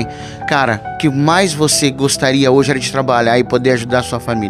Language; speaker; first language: Portuguese; native; Portuguese